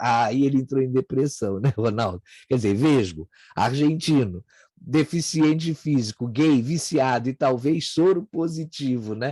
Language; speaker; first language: Portuguese; native; Portuguese